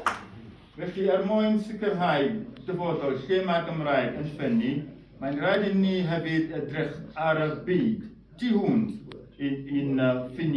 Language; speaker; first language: Welsh; non-native, fluent; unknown